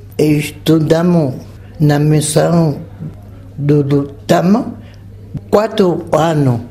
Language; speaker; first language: Portuguese; non-native, local second language; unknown